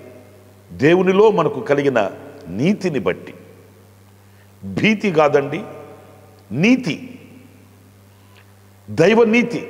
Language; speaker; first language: Telugu; native; Telugu